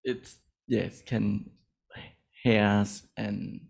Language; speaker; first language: English; non-native, learner; Thai